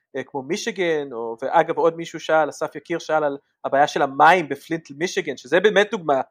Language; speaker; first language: Hebrew; early bilingual, other home language; English